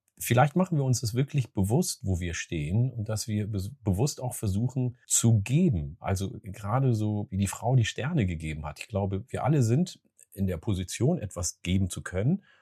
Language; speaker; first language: German; early bilingual, other home language; Oromo